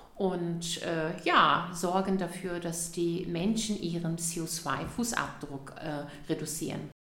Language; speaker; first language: German; early bilingual, other home language; Turkish